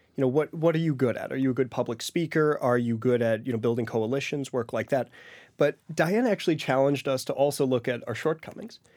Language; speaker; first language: English; native; English